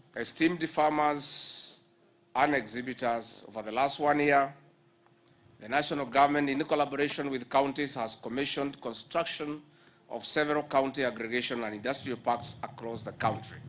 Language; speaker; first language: English; non-native, local second language; Kikuyu